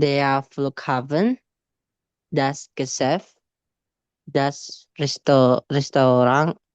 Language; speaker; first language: German; non-native, learner; Indonesian